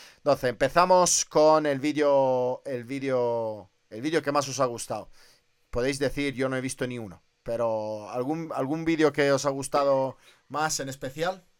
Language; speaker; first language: Spanish; native; Spanish